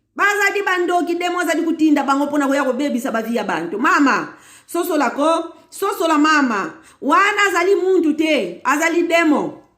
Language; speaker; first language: Lingala; non-native, local second language; Kongo